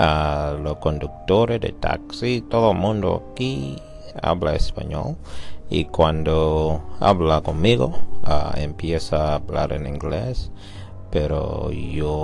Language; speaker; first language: Spanish; non-native, learner; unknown